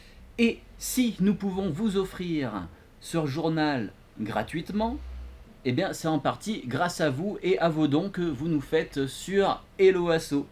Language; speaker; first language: French; native; French